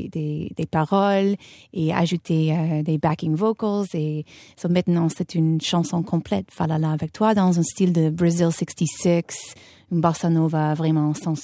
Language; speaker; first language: French; non-native, fluent; English